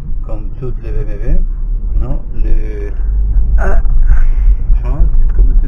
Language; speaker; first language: French; non-native, learner; Spanish